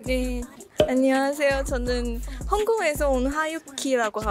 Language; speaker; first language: Korean; non-native, learner; Cantonese